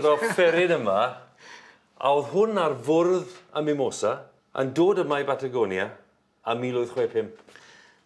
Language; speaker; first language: Welsh; native; Welsh